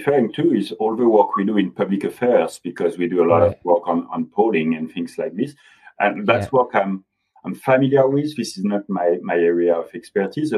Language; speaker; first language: English; non-native, fluent; French